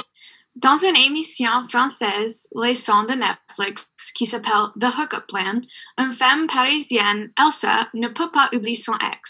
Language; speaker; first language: French; non-native, learner; English